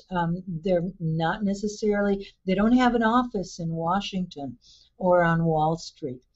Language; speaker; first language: English; early bilingual, other home language; Spanish